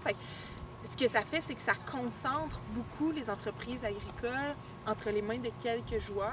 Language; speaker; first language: French; native; French